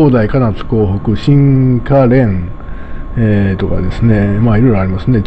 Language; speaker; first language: Japanese; native; Japanese